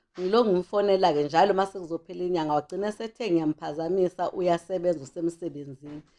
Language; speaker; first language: Zulu; native; Zulu